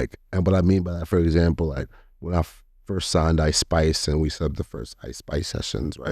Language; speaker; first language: English; native; English